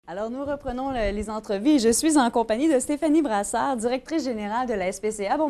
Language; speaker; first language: French; native; French